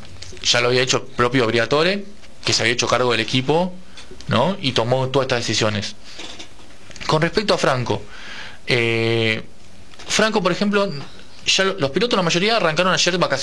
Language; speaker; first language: Spanish; native; Spanish